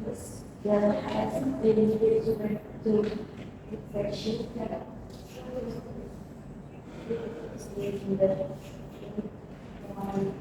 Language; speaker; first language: English; non-native, learner; Indonesian